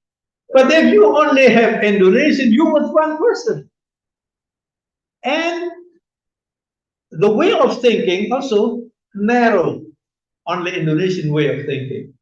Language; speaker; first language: English; non-native, fluent; Indonesian